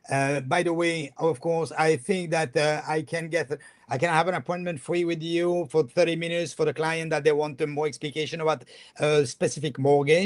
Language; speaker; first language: English; non-native, fluent; French